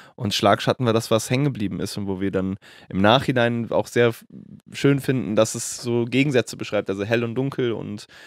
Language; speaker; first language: German; native; German